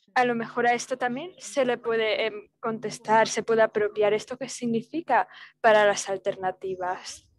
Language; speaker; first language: Spanish; non-native, fluent; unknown